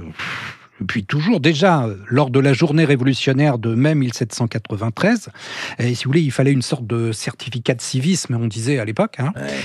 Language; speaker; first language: French; native; French